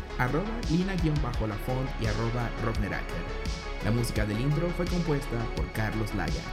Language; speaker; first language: Spanish; native; Spanish